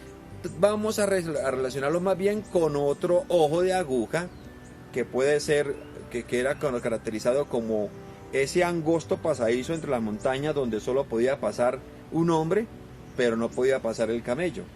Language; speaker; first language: Spanish; native; Spanish